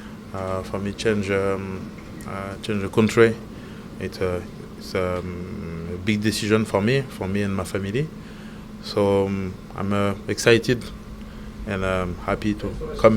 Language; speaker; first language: English; non-native, learner; French